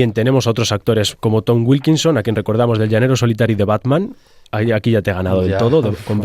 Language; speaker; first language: Spanish; native; Spanish